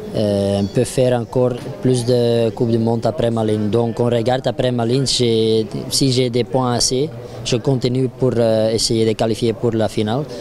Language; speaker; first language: French; non-native, local second language; Dutch